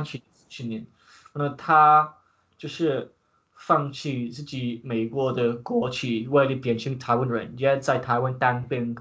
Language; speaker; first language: Chinese; non-native, learner; English